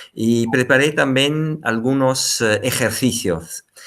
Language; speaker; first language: Spanish; non-native, fluent; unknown